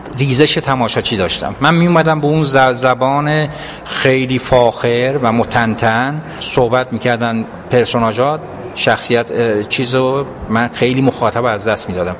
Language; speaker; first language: Persian; non-native, local second language; Azerbaijani